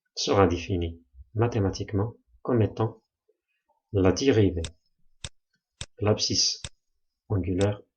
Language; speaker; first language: French; non-native, local second language; Arabic